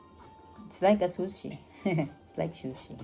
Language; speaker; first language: English; non-native, local second language; Filipino